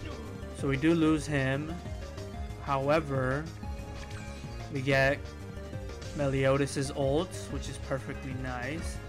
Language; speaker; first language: English; native; English